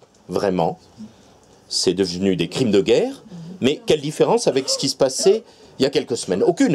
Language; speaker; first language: French; native; French